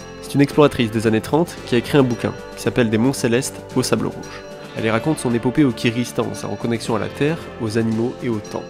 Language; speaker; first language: French; native; French